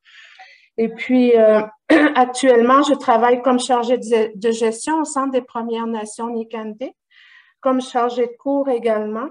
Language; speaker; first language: French; non-native, local second language; Innu-aimun